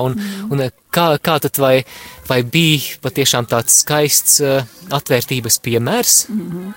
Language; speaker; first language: Latvian; native; Latvian